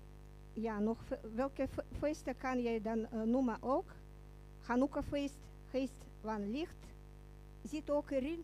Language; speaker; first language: Dutch; non-native, learner; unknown